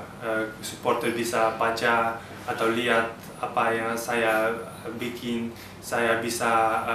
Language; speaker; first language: Indonesian; early bilingual, heritage; Dutch